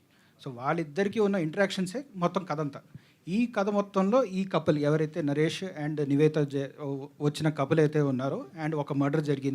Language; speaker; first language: Telugu; native; Telugu